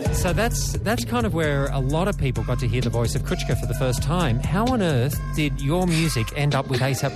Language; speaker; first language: English; native; English